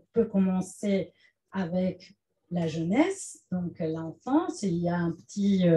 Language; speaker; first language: French; non-native, fluent; Spanish